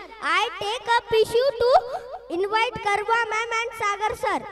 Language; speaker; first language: English; non-native, learner; Marathi